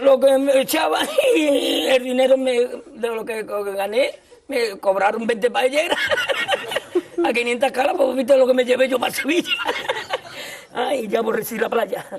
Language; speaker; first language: Spanish; native; Spanish